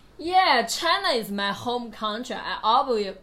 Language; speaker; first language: English; non-native, learner; Chinese